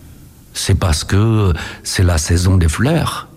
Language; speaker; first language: French; non-native, fluent; Chinese